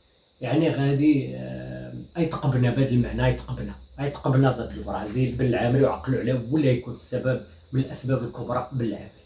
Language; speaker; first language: Arabic; native; Arabic